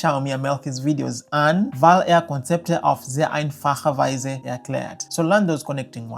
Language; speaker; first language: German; non-native, fluent; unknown